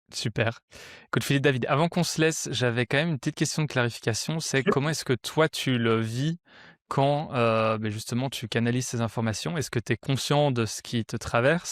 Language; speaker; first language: French; native; French